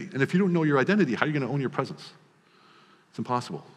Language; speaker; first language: English; native; English